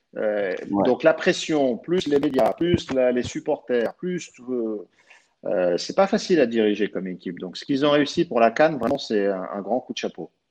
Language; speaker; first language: French; early bilingual, other home language; Arabic